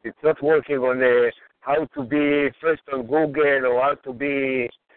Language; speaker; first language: English; non-native, fluent; Hebrew